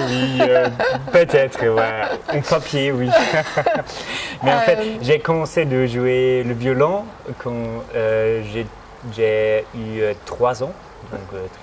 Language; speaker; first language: French; non-native, fluent; German